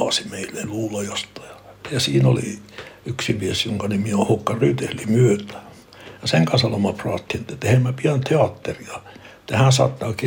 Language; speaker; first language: Finnish; early bilingual, heritage; Finnish